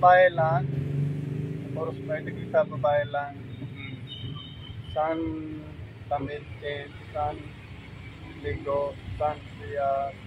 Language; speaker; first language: Filipino; non-native, learner; Punjabi